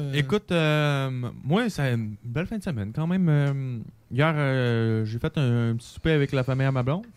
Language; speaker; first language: French; native; French